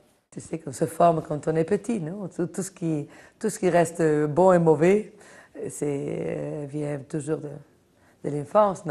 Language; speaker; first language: French; non-native, fluent; Spanish